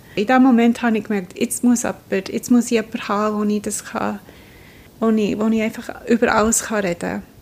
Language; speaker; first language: German; non-native, fluent; English